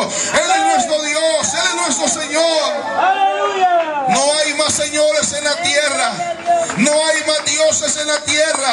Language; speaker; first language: Spanish; native; Spanish